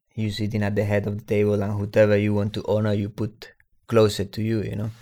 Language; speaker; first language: English; non-native, fluent; Spanish